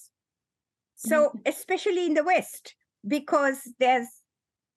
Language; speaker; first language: English; non-native, local second language; Sinhala